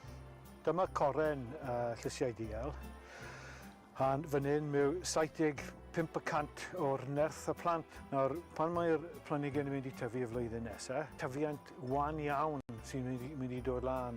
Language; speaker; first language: Welsh; non-native, local second language; English